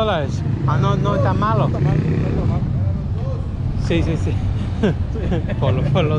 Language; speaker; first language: Spanish; non-native, learner; English